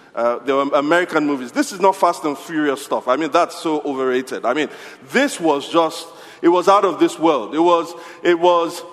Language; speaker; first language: English; non-native, local second language; Yoruba